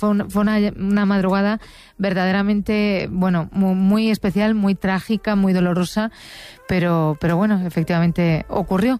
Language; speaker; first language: Spanish; native; Spanish